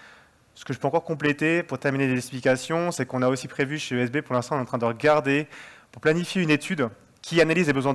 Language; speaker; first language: French; native; French